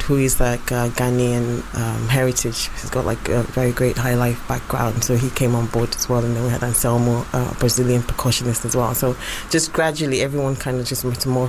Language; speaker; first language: English; non-native, local second language; Ibibio